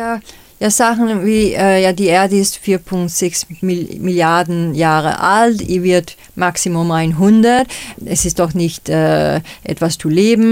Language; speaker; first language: German; non-native, fluent; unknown